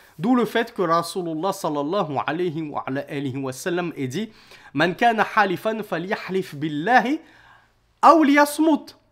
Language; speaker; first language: French; native; French